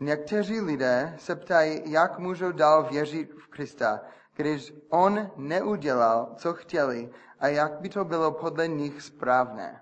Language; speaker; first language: Czech; non-native, fluent; English